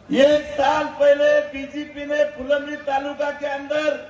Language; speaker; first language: Hindi; non-native, local second language; Marathi